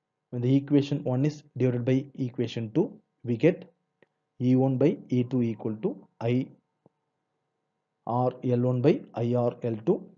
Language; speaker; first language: English; non-native, local second language; Tamil